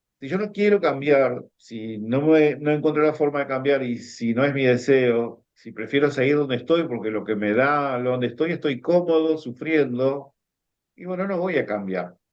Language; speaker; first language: Spanish; native; Spanish